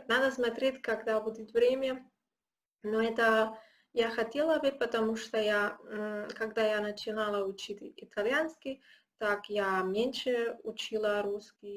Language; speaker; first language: Russian; non-native, learner; Spanish